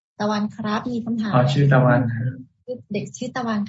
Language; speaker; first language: Thai; early bilingual, heritage; Thai